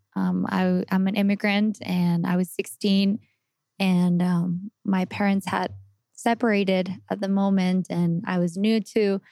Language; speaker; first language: English; non-native, fluent; Spanish